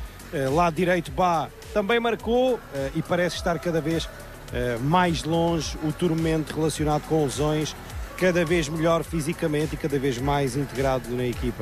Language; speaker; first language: Portuguese; native; Portuguese